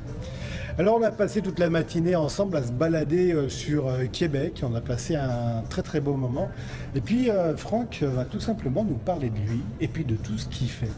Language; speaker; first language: French; native; French